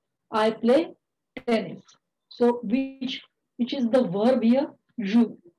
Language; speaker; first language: English; non-native, local second language; Marathi